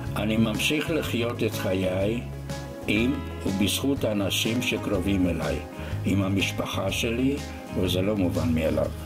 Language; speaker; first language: Hebrew; non-native, fluent; Romanian